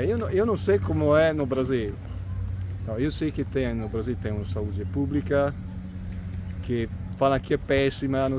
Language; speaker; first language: Portuguese; non-native, fluent; Italian